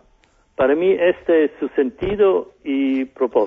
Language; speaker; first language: Spanish; non-native, fluent; German